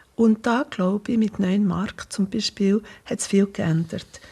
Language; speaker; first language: German; non-native, local second language; French